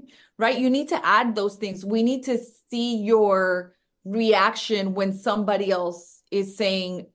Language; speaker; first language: English; early bilingual, other home language; Spanish